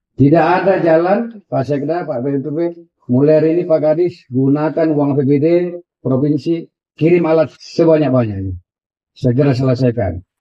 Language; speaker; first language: Indonesian; non-native, local second language; Buginese